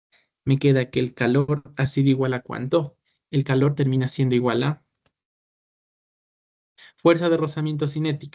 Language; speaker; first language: Spanish; native; Spanish